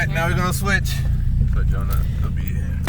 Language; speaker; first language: English; native; English